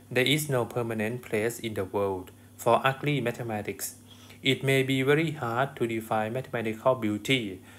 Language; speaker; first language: English; non-native, fluent; Thai